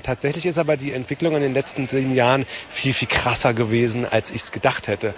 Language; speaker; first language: German; native; German